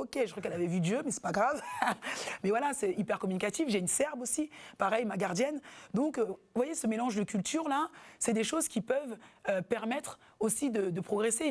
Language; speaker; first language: French; native; French